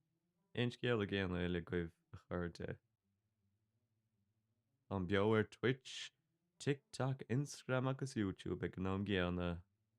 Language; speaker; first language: Irish; non-native, local second language; English